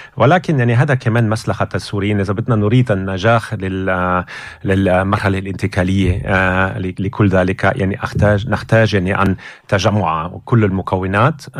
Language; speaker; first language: Arabic; non-native, fluent; German